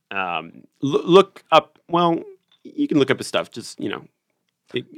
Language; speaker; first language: English; native; English